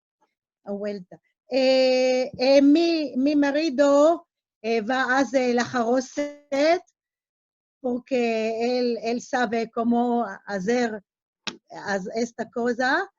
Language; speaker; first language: Spanish; non-native, learner; Hebrew